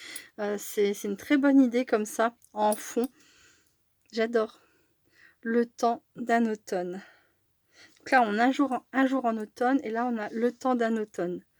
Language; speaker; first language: French; native; French